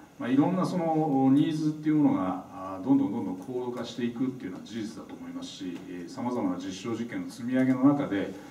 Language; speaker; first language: Japanese; native; Japanese